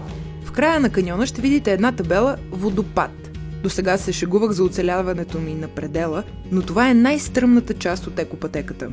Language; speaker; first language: Bulgarian; native; Bulgarian